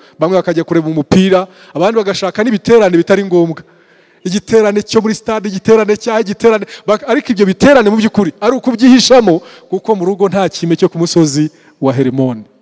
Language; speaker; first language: Kinyarwanda; early bilingual, heritage; Kinyarwanda